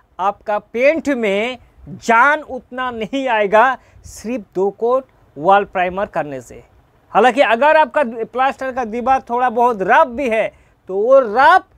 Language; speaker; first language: Hindi; native; Hindi